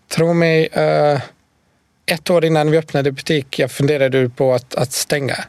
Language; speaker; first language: Swedish; non-native, fluent; Bosnian